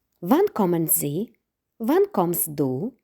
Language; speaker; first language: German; non-native, fluent; Ukrainian